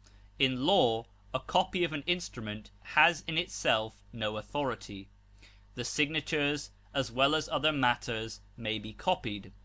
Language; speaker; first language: English; native; English